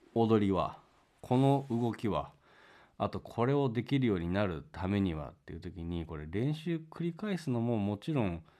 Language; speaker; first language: Japanese; native; Japanese